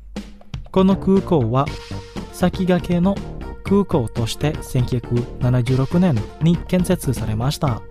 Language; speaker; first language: Japanese; non-native, fluent; Indonesian